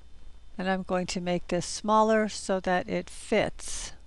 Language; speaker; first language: English; native; English